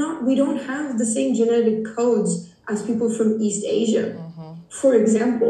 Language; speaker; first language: English; non-native, fluent; Portuguese